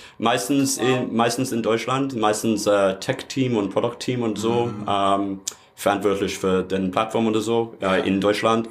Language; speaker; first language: German; non-native, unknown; English